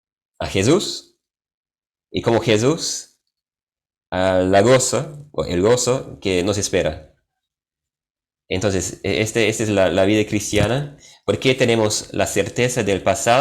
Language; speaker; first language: Spanish; non-native, fluent; English